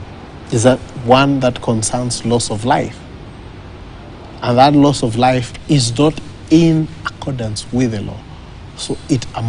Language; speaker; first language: English; non-native, local second language; Swahili